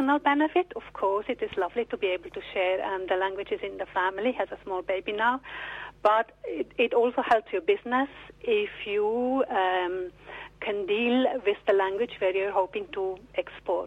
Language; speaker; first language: English; non-native, fluent; German